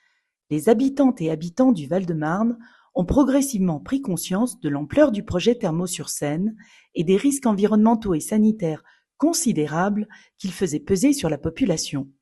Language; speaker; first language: French; native; French